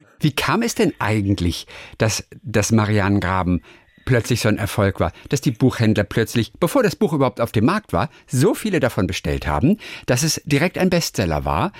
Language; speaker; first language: German; native; German